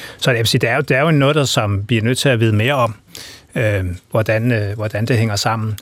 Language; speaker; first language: Danish; native; Danish